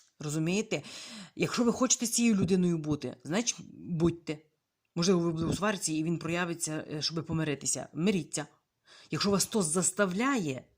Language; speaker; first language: Ukrainian; native; Ukrainian